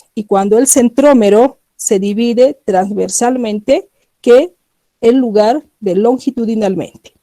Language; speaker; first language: Spanish; native; Spanish